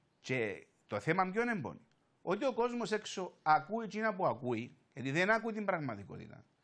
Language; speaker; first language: Greek; native; Greek